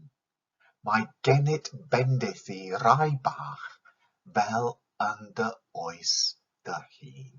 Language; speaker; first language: Welsh; non-native, local second language; English